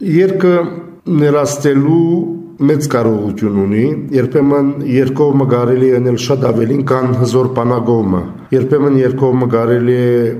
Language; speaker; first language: Armenian; early bilingual, heritage; Armenian